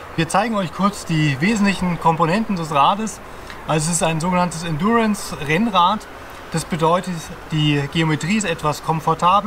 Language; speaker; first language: German; native; German